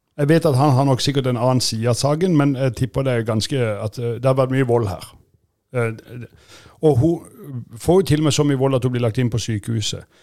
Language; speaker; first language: Norwegian; native; Norwegian